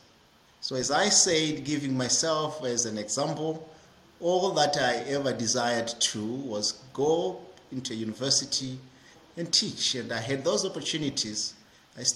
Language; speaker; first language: English; non-native, local second language; Shona